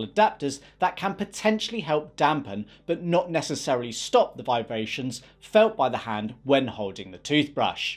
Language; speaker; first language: English; native; English